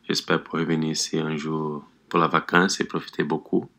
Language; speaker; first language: French; non-native, learner; Portuguese